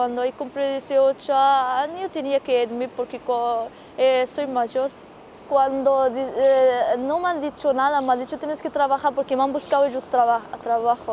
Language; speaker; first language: Spanish; non-native, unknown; Arabic